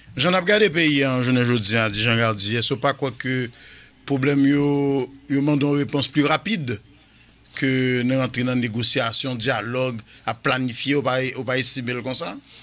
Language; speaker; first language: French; non-native, local second language; Haitian Creole